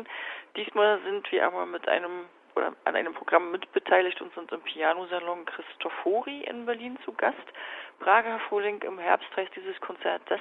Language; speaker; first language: German; native; German